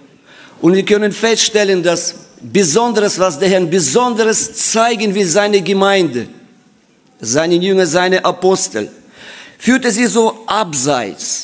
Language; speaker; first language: German; non-native, fluent; Russian